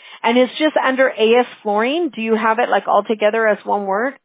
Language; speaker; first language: English; early bilingual, other home language; Spanish